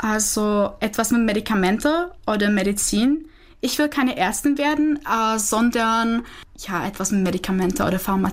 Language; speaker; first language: German; non-native, fluent; Czech